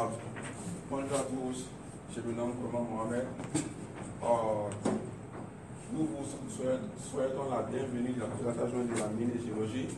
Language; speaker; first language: French; non-native, learner; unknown